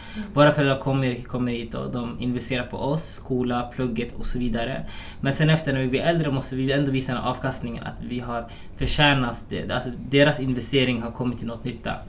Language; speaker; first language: Swedish; early bilingual, other home language; Somali